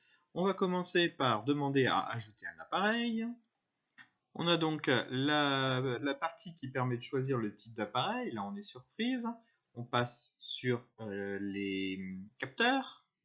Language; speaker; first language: French; native; French